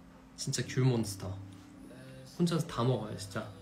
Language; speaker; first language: Korean; non-native, fluent; English